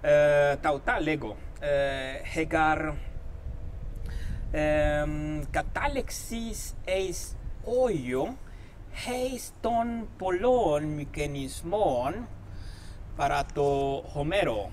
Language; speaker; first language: Greek; non-native, fluent; Spanish